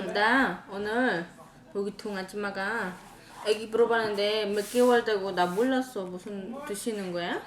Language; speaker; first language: Korean; non-native, learner; Khmer